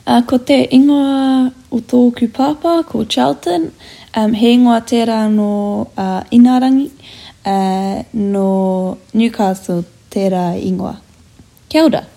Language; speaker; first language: Māori; non-native, local second language; English